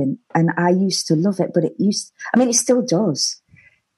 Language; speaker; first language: English; native; English